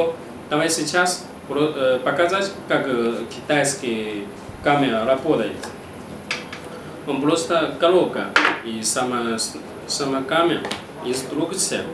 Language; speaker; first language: Russian; non-native, learner; Chinese